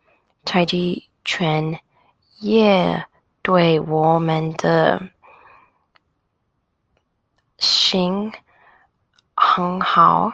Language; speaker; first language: Chinese; non-native, learner; English